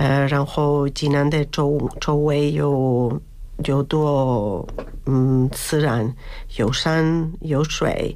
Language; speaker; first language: Chinese; non-native, learner; Spanish